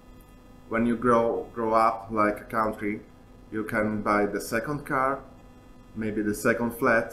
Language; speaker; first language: English; non-native, learner; Italian